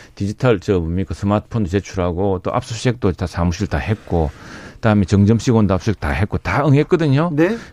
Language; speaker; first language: Korean; native; Korean